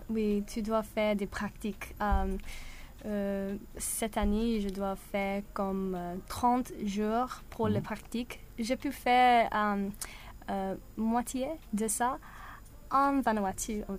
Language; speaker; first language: French; non-native, learner; English